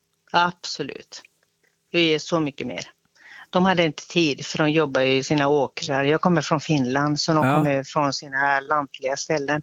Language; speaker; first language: Swedish; native; Swedish